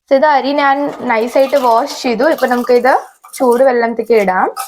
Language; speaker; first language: Malayalam; non-native, fluent; Hindi